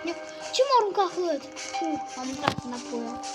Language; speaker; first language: Romanian; early bilingual, heritage; Romanian